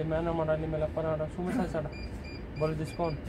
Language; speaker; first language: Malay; non-native, learner; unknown